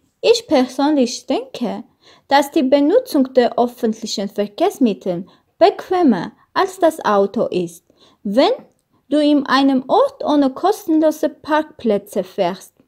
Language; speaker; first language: German; non-native, learner; Armenian